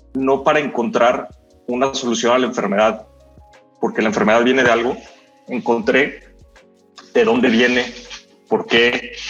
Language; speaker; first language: Spanish; native; Spanish